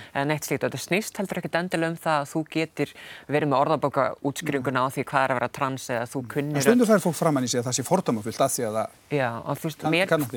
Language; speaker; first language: Icelandic; native; Icelandic